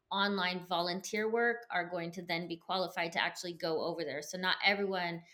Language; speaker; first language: English; native; English